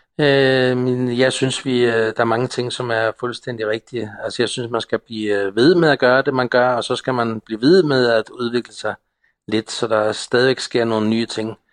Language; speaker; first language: Danish; non-native, local second language; Faroese